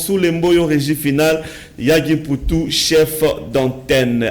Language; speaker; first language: French; non-native, local second language; Lingala